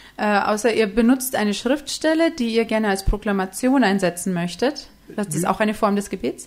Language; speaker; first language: German; native; German